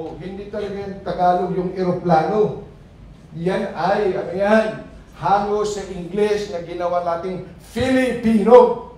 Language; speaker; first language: Filipino; non-native, local second language; Iloko